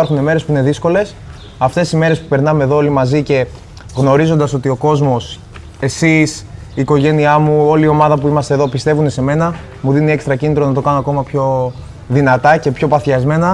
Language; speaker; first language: Greek; native; Greek